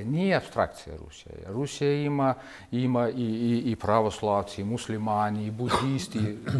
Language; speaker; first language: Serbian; non-native, fluent; Russian